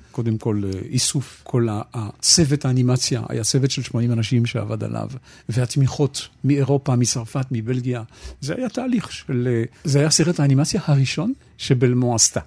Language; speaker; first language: Hebrew; non-native, fluent; French